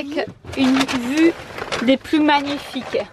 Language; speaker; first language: French; native; French